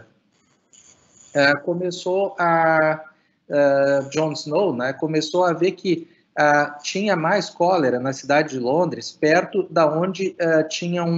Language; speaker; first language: Portuguese; native; Portuguese